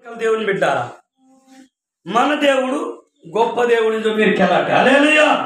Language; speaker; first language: Telugu; non-native, local second language; Koya